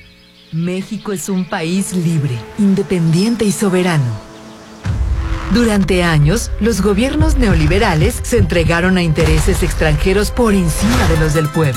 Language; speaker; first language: Spanish; native; Spanish